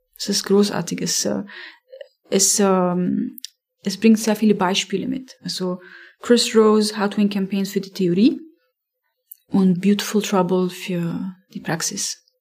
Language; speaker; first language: German; non-native, fluent; Arabic